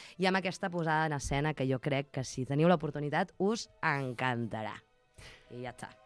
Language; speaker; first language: Catalan; non-native, fluent; Russian